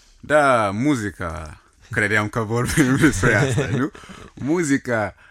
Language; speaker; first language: Romanian; non-native, fluent; Yoruba